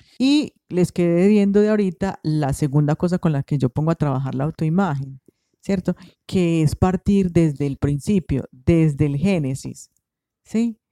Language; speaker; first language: Spanish; native; Spanish